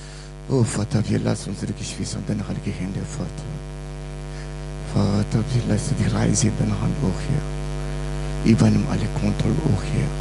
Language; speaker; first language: German; non-native, learner; French